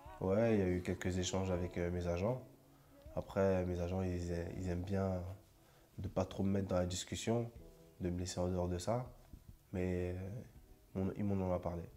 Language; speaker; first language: French; native; French